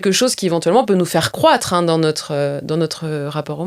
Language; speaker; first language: French; native; French